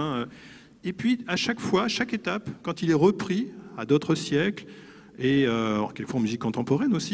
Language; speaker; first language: French; native; French